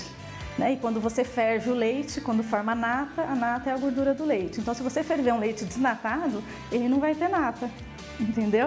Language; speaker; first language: Portuguese; native; Portuguese